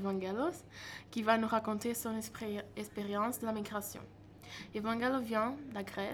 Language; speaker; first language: French; non-native, learner; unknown